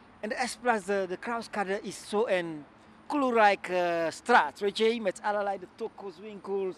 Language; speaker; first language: Dutch; non-native, learner; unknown